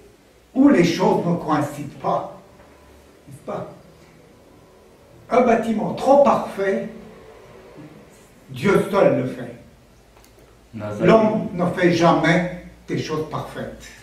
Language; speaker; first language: French; non-native, fluent; Armenian